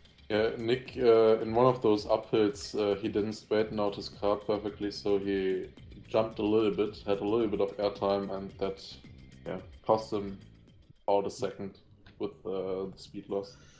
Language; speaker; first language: English; non-native, fluent; German